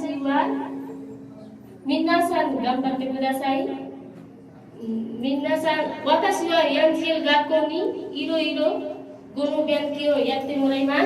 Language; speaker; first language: Japanese; non-native, learner; Nepali